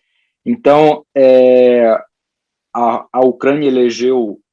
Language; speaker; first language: Portuguese; early bilingual, heritage; Portuguese